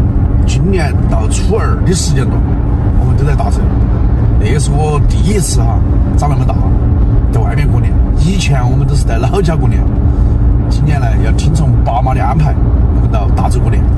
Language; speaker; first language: Chinese; native; Chinese